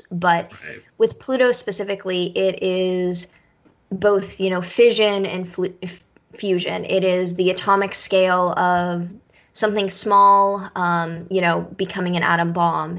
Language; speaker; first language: English; native; English